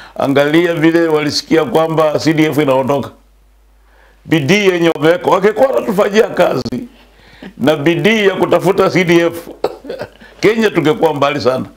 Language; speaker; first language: Swahili; non-native, local second language; Luyia